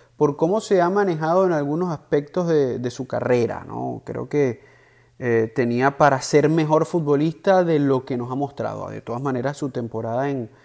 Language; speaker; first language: Spanish; native; Spanish